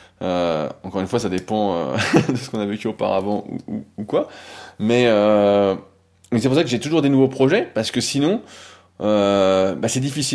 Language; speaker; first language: French; native; French